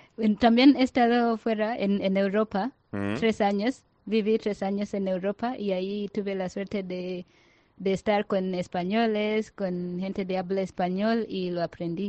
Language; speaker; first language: Spanish; non-native, fluent; Ganda